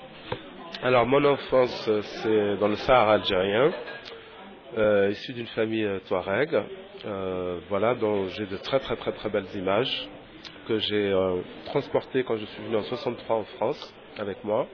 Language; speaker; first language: French; early bilingual, other home language; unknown